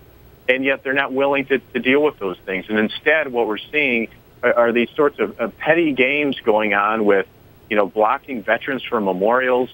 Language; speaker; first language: English; native; English